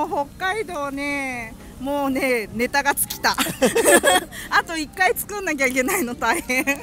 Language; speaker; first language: Japanese; native; Japanese